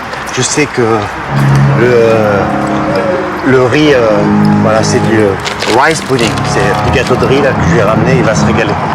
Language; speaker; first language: French; native; French